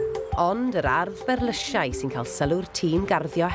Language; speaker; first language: Welsh; native; Welsh